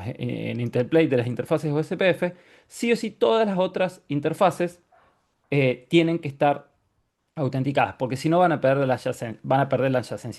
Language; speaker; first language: Spanish; native; Spanish